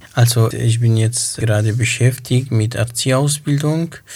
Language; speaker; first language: German; non-native, learner; Kurdish